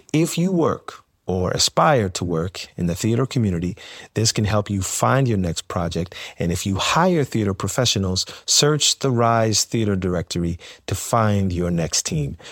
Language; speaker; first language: English; native; English